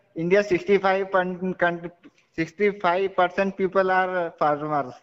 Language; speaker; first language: English; non-native, local second language; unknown